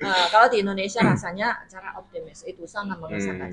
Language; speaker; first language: Indonesian; non-native, fluent; Chinese